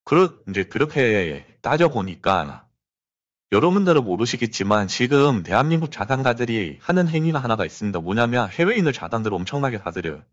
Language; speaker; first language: Korean; native; Korean